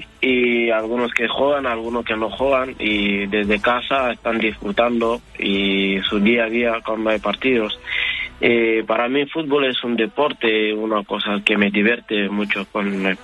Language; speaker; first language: Spanish; non-native, fluent; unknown